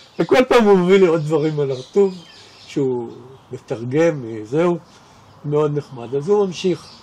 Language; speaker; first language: Hebrew; native; Hebrew